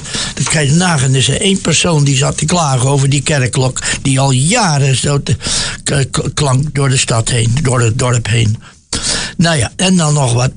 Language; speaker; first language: Dutch; native; Dutch